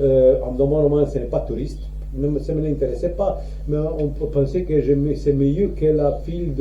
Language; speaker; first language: French; non-native, learner; Croatian